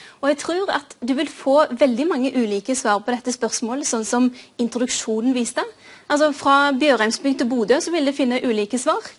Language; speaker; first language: Norwegian; early bilingual, other home language; Urdu